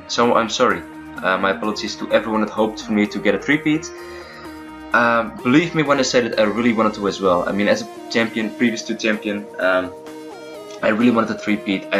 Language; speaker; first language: English; non-native, fluent; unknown